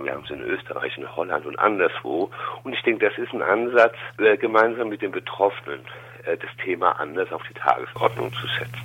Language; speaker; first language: German; native; German